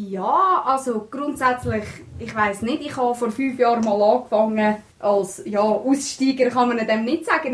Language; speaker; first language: German; native; German